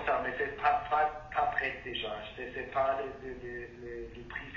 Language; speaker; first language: French; non-native, learner; German